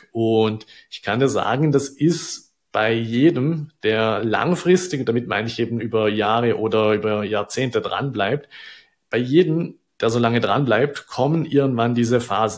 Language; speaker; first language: German; native; German